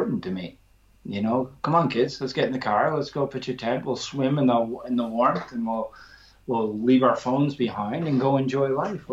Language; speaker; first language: English; native; English